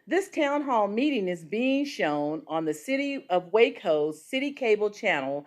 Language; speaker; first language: English; native; English